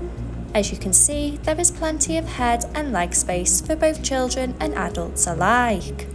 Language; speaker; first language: English; native; English